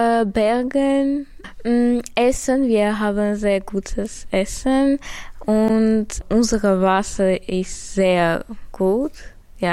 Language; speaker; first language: German; non-native, learner; Armenian